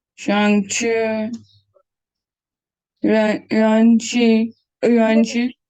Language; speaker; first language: Chinese; non-native, learner; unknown